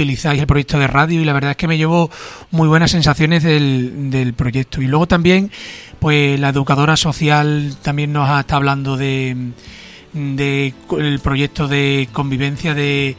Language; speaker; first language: Spanish; native; Spanish